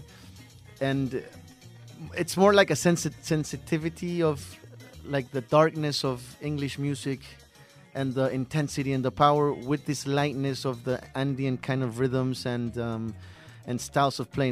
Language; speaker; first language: English; early bilingual, other home language; Spanish